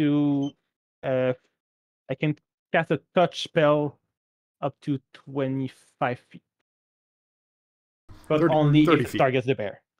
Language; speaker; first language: English; non-native, fluent; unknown